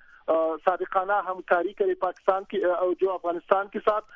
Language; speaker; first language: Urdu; non-native, learner; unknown